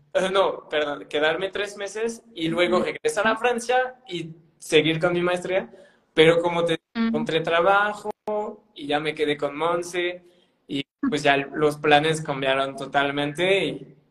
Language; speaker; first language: Spanish; non-native, fluent; French